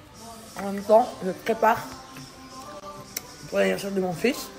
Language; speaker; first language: French; native; French